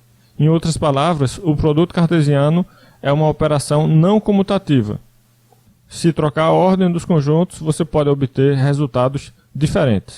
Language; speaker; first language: Portuguese; native; Portuguese